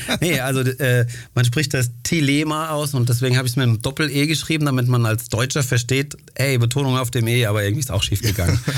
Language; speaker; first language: German; early bilingual, other home language; Greek